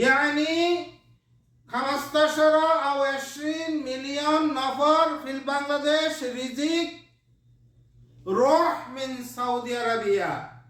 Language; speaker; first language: Arabic; non-native, learner; Bangla